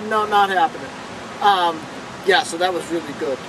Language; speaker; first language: English; native; English